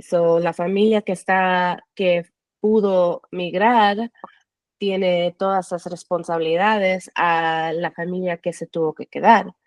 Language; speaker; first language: Spanish; early bilingual, heritage; English